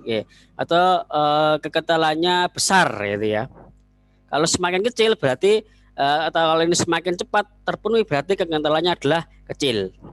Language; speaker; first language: Indonesian; native; Indonesian